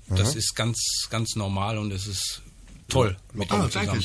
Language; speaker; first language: German; native; German